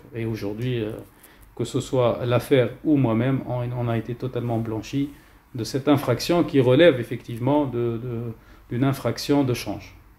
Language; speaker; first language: French; non-native, local second language; Arabic